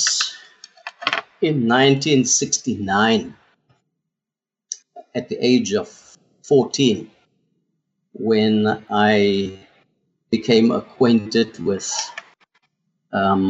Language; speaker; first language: English; non-native, local second language; Afrikaans